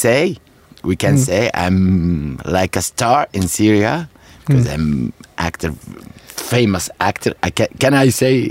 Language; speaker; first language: English; non-native, learner; Arabic